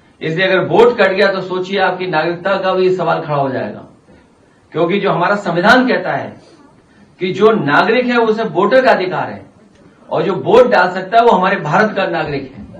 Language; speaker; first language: Hindi; native; Hindi